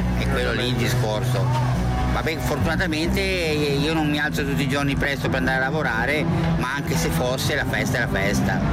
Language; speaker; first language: Italian; native; Italian